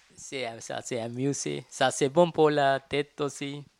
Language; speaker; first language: French; non-native, learner; Tamil